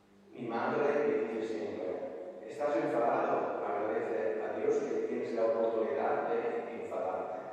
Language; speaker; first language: Spanish; non-native, fluent; Italian